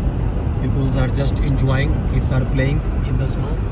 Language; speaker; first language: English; non-native, local second language; Hindi